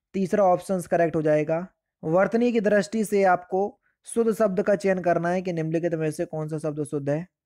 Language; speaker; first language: Hindi; native; Hindi